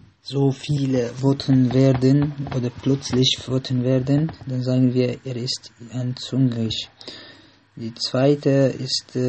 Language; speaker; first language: German; non-native, learner; Arabic